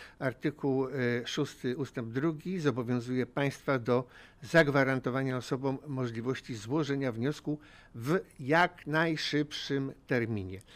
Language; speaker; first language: Polish; native; Polish